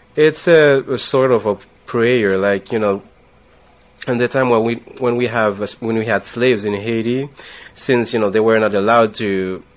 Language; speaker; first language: English; non-native, fluent; Haitian Creole